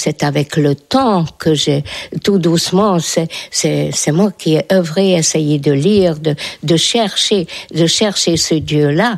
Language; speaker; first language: French; non-native, fluent; Hungarian